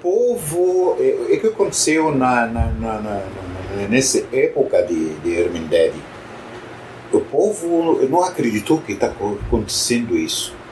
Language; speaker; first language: Portuguese; non-native, fluent; Arabic